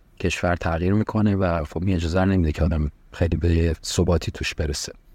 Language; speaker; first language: Persian; early bilingual, heritage; Persian